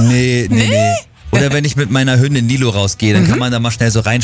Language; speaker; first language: German; native; German